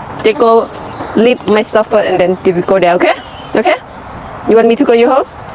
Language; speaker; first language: English; non-native, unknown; Thai